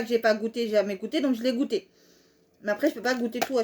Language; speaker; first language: French; native; French